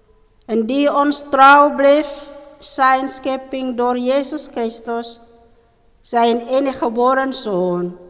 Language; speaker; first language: Dutch; non-native, learner; Indonesian